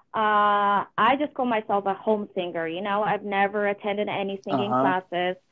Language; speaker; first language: English; non-native, fluent; Polish